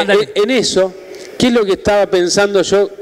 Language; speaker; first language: Spanish; native; Spanish